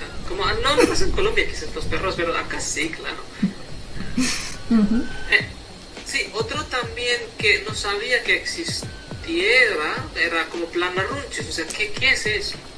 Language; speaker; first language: Spanish; non-native, fluent; Hindi